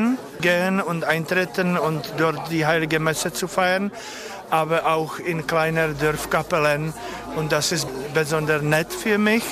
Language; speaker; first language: German; non-native, fluent; Czech